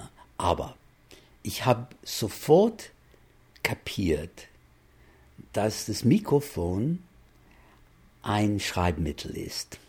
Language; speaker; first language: German; non-native, fluent; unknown